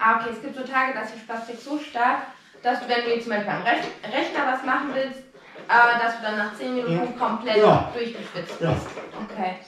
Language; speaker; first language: German; native; German